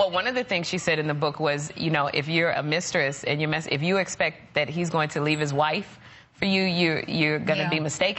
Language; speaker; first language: English; native; English